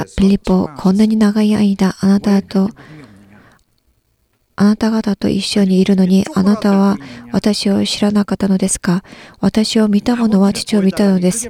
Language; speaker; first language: Japanese; non-native, learner; Korean